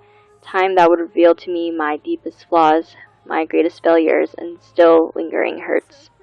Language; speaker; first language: English; native; English